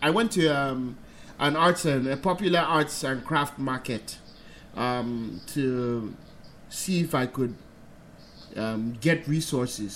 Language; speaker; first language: English; non-native, local second language; Hausa